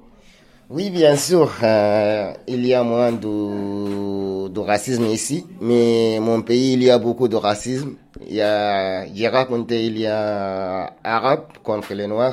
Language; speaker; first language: French; non-native, learner; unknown